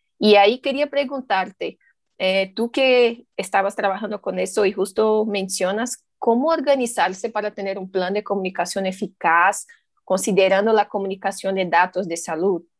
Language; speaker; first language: Spanish; non-native, fluent; Portuguese